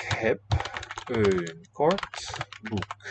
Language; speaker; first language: Dutch; non-native, learner; English